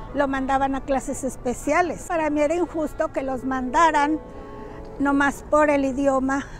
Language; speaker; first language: Spanish; native; Spanish